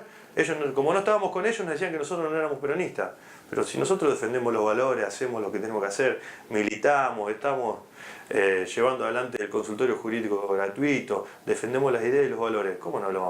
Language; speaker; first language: Spanish; native; Spanish